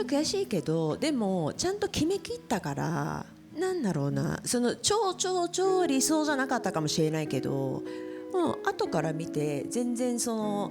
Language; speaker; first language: Japanese; native; Japanese